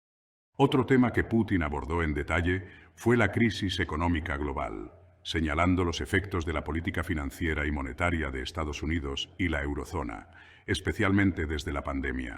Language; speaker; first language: Spanish; native; Spanish